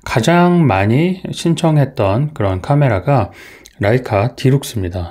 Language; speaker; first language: Korean; native; Korean